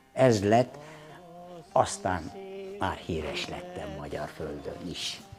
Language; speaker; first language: Hungarian; non-native, fluent; Turkish